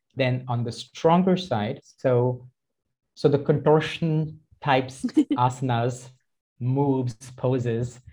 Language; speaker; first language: English; non-native, local second language; Hindi